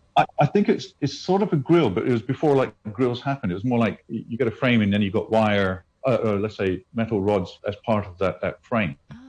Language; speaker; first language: English; native; English